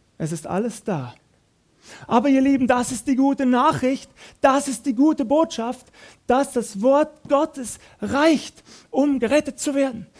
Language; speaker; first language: German; native; German